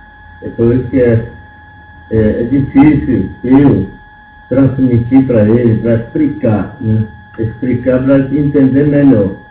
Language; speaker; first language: Portuguese; non-native, local second language; Yanomámi